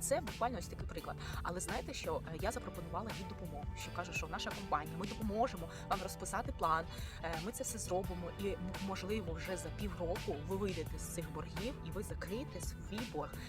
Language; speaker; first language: Ukrainian; non-native, local second language; Russian